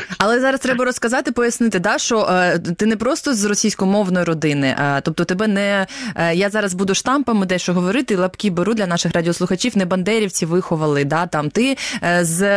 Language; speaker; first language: Ukrainian; non-native, local second language; Russian